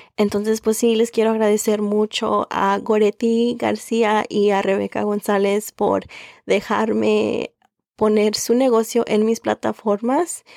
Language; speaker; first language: Spanish; early bilingual, heritage; Spanish